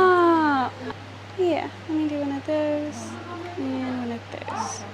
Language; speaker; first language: English; native; English